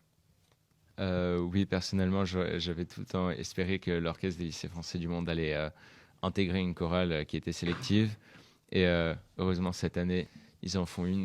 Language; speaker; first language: French; native; French